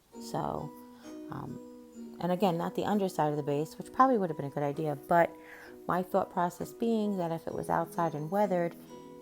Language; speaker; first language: English; native; English